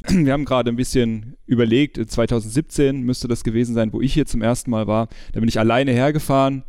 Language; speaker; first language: German; native; German